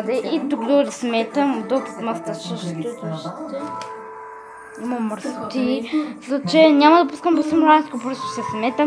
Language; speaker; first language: Bulgarian; early bilingual, heritage; Bulgarian